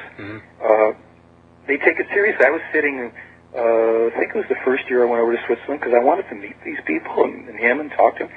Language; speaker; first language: English; native; English